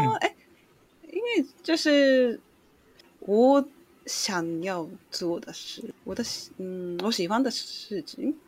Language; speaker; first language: Chinese; non-native, learner; Japanese